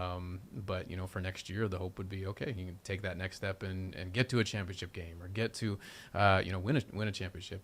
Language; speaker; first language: English; native; English